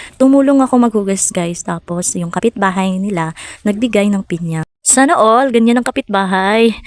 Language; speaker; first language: Filipino; non-native, local second language; Cebuano